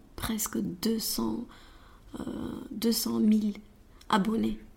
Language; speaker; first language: French; non-native, fluent; Romanian